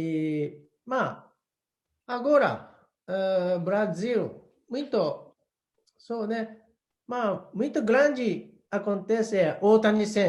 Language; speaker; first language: Portuguese; non-native, learner; Japanese